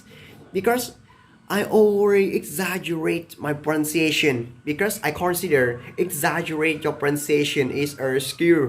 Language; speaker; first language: English; non-native, learner; Vietnamese